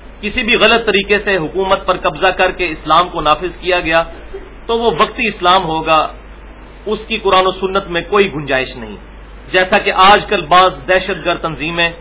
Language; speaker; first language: Urdu; non-native, local second language; Punjabi